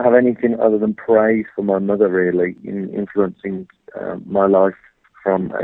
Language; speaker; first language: English; native; English